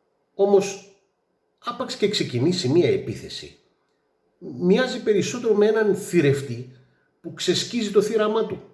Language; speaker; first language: Greek; native; Greek